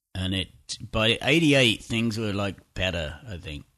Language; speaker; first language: English; native; English